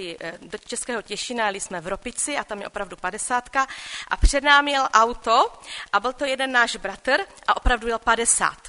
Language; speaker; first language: Czech; non-native, local second language; Polish